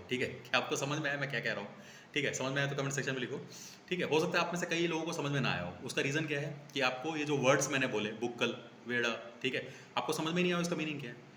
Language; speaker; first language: Hindi; native; Hindi